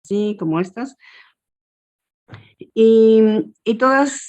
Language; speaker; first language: Spanish; native; Spanish